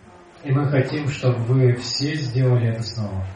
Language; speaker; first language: Russian; native; Russian